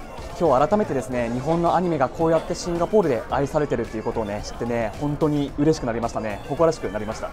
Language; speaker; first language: Japanese; native; Japanese